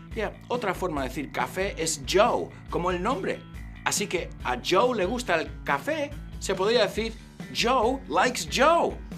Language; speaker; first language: Spanish; non-native, fluent; English